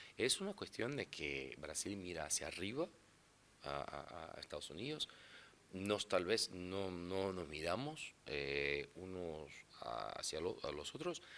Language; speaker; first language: Spanish; non-native, fluent; Portuguese